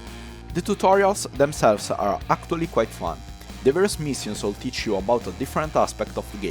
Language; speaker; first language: English; non-native, fluent; German